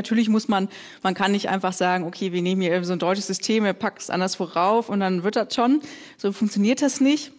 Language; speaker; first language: German; native; German